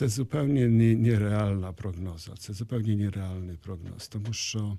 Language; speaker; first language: Ukrainian; non-native, learner; Polish